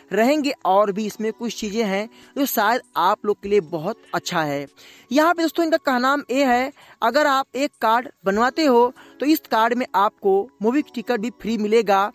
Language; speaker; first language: Hindi; native; Hindi